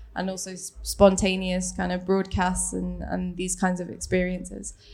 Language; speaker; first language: English; native; English